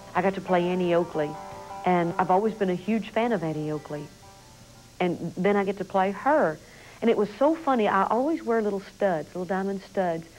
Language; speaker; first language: English; native; English